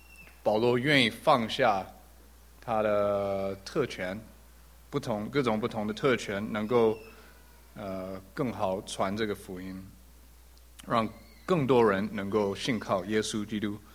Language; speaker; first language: Chinese; early bilingual, heritage; English